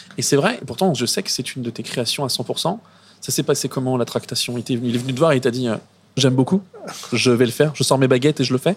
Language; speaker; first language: French; native; French